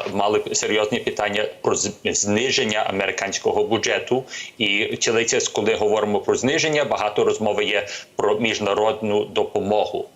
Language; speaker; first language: Ukrainian; early bilingual, other home language; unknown